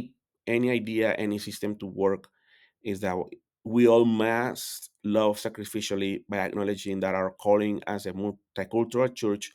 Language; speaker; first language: English; non-native, fluent; Spanish